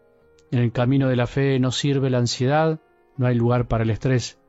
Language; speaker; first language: Spanish; native; Spanish